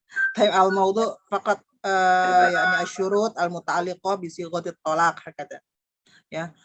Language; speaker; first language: Arabic; non-native, fluent; Indonesian